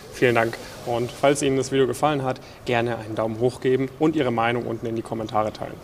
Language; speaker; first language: German; native; German